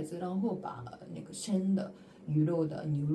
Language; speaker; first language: Chinese; non-native, learner; Japanese